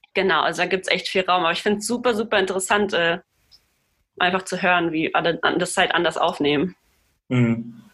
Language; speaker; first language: German; native; German